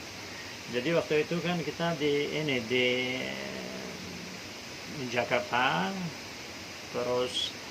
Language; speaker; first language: Indonesian; non-native, fluent; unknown